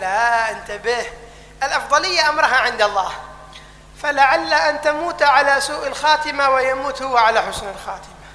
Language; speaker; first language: Arabic; native; Arabic